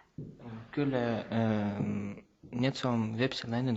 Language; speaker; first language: Finnish; non-native, learner; Russian